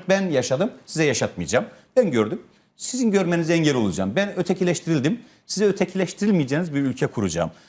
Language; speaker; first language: Turkish; native; Turkish